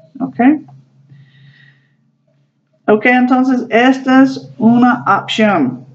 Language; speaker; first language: Spanish; non-native, learner; English